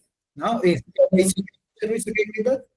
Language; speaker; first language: English; non-native, learner; Spanish